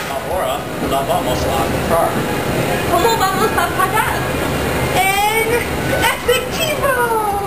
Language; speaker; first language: Spanish; non-native, learner; English